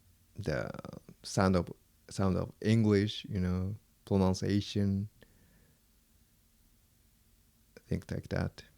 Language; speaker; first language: English; non-native, fluent; Japanese